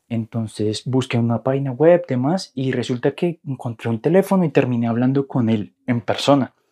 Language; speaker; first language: Spanish; native; Spanish